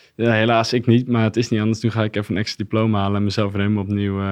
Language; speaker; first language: Dutch; native; Dutch